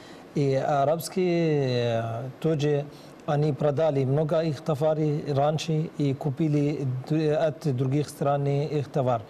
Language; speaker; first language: Russian; non-native, learner; Arabic